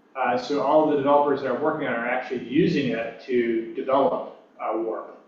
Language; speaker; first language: English; native; English